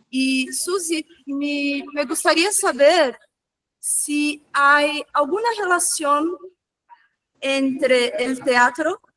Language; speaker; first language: Spanish; non-native, fluent; Portuguese